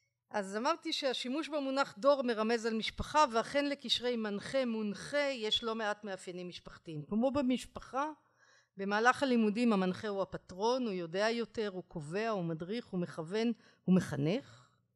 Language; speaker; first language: Hebrew; native; Hebrew